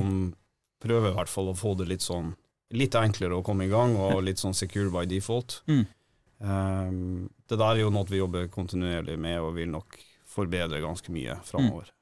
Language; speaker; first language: Norwegian; native; Norwegian